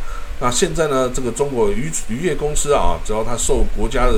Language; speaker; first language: Chinese; native; Chinese